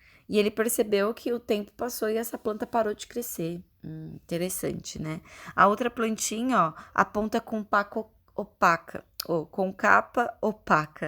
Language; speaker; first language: Portuguese; native; Portuguese